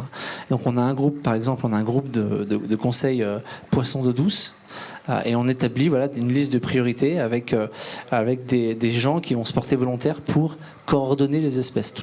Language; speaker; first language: French; native; French